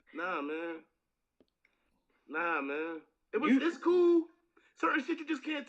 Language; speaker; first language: English; native; English